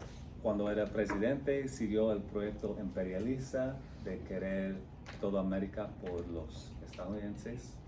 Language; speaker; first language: Spanish; non-native, fluent; English